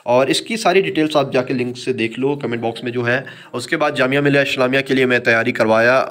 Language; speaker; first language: Hindi; native; Hindi